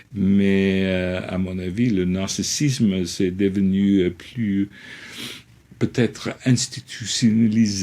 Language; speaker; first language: French; non-native, fluent; English